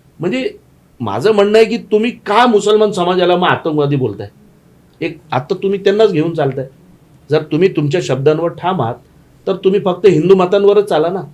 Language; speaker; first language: Marathi; non-native, local second language; Gujarati